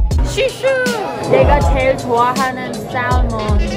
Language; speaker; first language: Korean; early bilingual, heritage; English